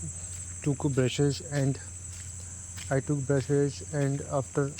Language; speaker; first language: English; non-native, learner; Hindi